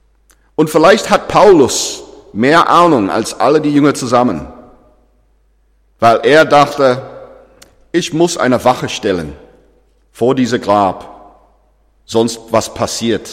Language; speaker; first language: German; non-native, fluent; English